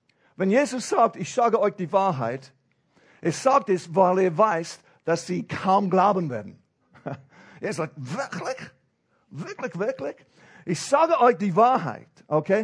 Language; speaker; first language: German; non-native, fluent; English